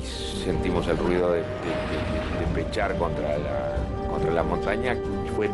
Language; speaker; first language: Spanish; native; Spanish